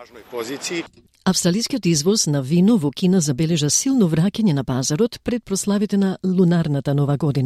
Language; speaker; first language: Macedonian; native; Macedonian